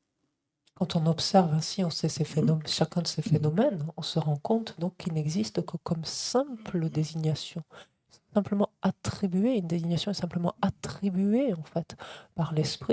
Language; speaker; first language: French; native; French